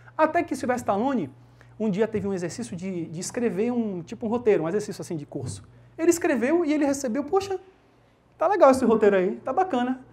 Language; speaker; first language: Portuguese; early bilingual, heritage; Portuguese